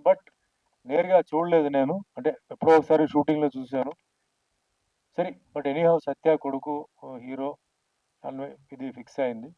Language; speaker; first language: Telugu; native; Telugu